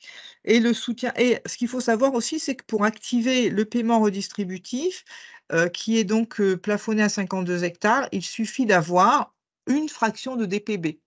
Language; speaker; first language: French; native; French